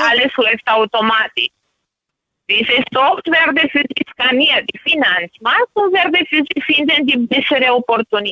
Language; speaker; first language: German; non-native, learner; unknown